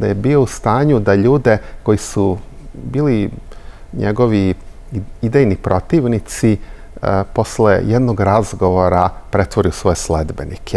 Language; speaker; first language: Serbian; native; Serbian